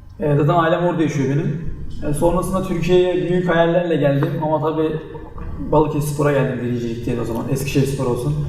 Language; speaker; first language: Turkish; early bilingual, heritage; Turkish